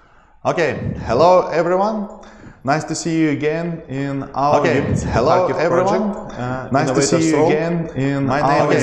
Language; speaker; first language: English; non-native, learner; Ukrainian